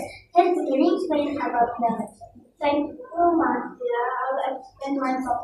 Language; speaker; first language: English; non-native, learner; Indonesian